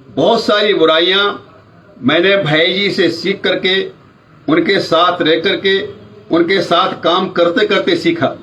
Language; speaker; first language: Hindi; native; Hindi